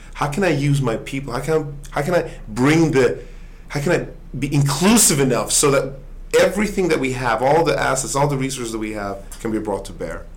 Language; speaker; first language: English; early bilingual, other home language; Swedish